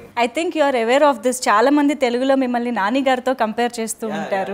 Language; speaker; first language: Telugu; native; Telugu